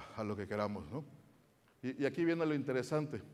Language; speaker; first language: Spanish; native; Spanish